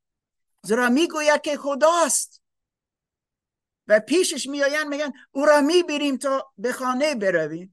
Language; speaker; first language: Persian; non-native, learner; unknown